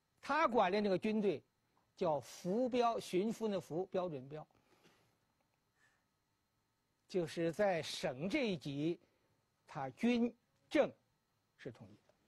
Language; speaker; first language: Chinese; native; Chinese